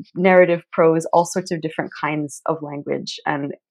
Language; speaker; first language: English; native; English